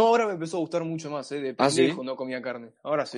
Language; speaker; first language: Spanish; native; Spanish